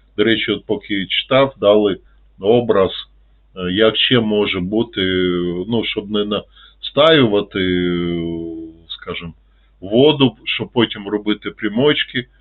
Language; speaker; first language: Ukrainian; non-native, local second language; Russian